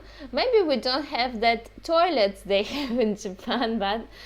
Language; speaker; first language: English; non-native, fluent; Russian